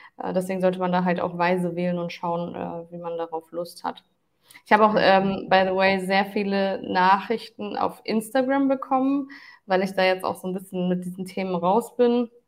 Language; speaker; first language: German; early bilingual, other home language; Turkish